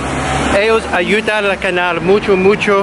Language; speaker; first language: Spanish; non-native, learner; English